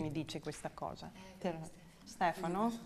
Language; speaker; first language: Italian; native; Italian